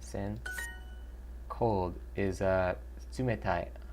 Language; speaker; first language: Japanese; non-native, learner; English